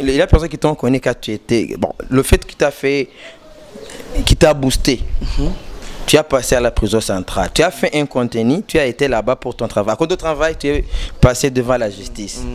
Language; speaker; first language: French; non-native, local second language; Rundi